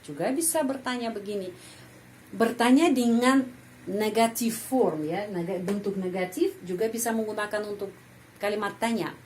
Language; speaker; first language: Indonesian; non-native, fluent; Russian